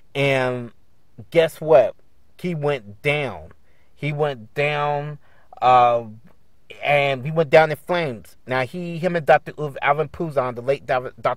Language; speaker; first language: English; native; English